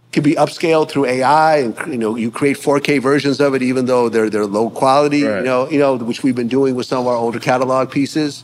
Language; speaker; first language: English; native; English